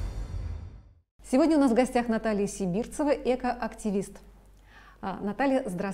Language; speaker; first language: Russian; native; Russian